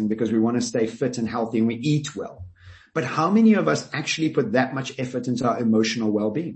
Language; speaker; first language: English; native; English